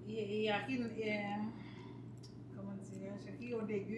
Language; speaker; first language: French; non-native, local second language; Haitian Creole